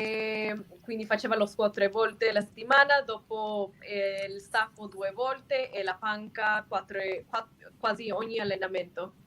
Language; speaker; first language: Italian; non-native, fluent; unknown